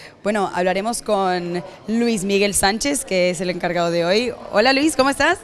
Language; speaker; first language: Spanish; native; Spanish